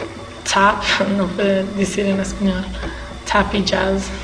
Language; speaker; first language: Spanish; early bilingual, heritage; English